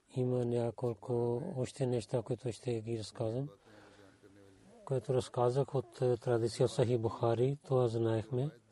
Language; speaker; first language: Bulgarian; non-native, learner; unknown